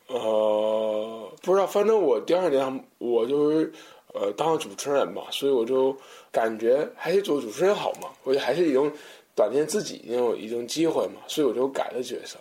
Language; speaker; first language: Chinese; non-native, fluent; English